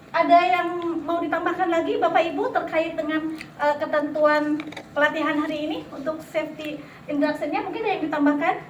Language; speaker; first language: Indonesian; native; Indonesian